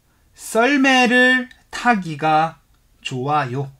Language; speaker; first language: Korean; non-native, fluent; Chinese